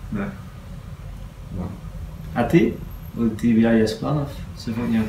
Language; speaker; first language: Russian; non-native, learner; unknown